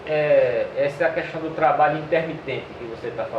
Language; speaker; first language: Portuguese; native; Portuguese